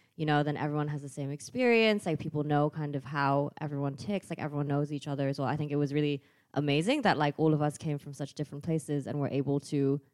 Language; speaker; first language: English; non-native, fluent; Thai